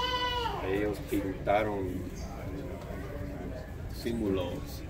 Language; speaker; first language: Spanish; non-native, learner; English